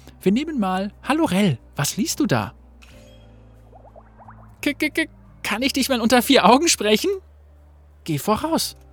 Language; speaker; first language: German; native; German